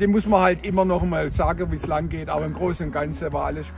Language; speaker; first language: German; native; German